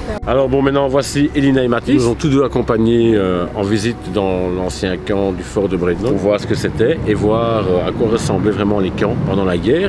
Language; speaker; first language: French; native; French